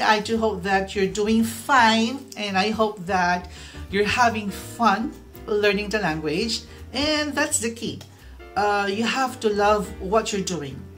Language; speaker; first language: English; non-native, local second language; Filipino